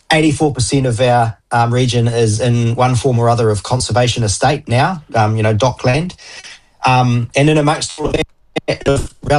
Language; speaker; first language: English; native; English